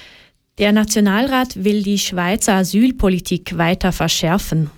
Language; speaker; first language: German; native; German